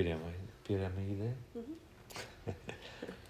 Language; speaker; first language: Spanish; non-native, fluent; English